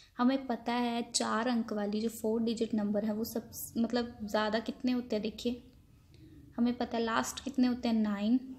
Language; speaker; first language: Hindi; non-native, local second language; Punjabi